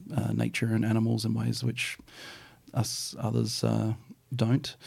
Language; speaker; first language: English; native; English